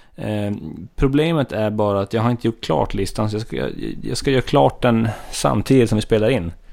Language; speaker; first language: Swedish; native; Swedish